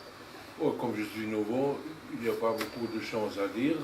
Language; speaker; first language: French; non-native, fluent; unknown